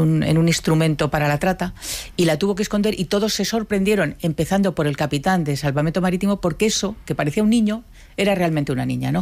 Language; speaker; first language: Spanish; native; Spanish